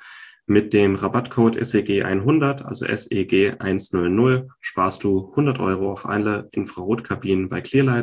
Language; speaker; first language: German; native; German